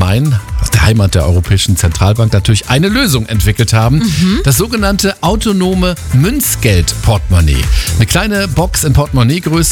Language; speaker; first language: German; native; German